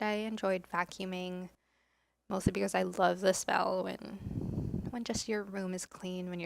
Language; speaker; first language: English; native; English